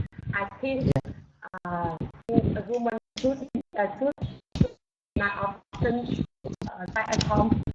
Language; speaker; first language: English; non-native, learner; Vietnamese